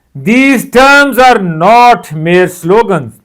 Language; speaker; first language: English; non-native, local second language; Punjabi